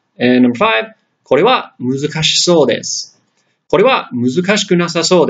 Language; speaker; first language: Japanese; non-native, fluent; English